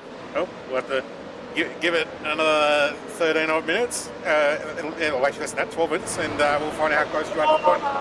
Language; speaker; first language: English; native; English